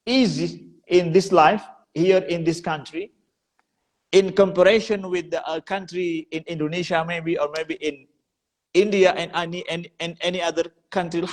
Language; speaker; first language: English; non-native, learner; Indonesian